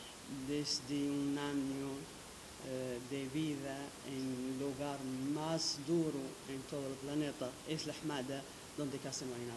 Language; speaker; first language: Spanish; non-native, local second language; Arabic